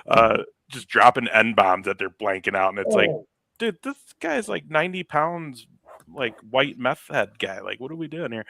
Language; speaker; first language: English; native; English